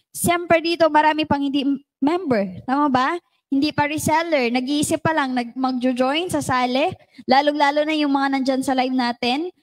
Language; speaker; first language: Filipino; non-native, local second language; Bikol